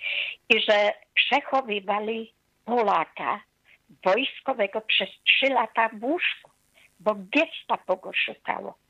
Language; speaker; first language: Polish; non-native, fluent; Hungarian